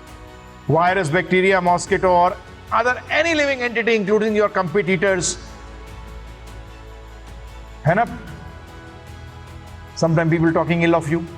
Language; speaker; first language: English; non-native, local second language; Hindi